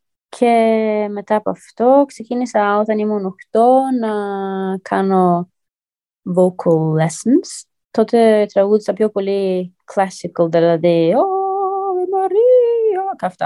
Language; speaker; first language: Greek; early bilingual, heritage; Greek